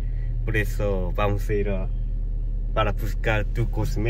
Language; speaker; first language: Spanish; non-native, learner; Korean